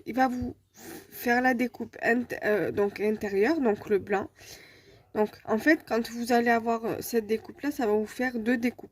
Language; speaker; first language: French; native; French